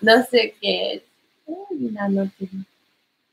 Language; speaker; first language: Spanish; non-native, learner; Japanese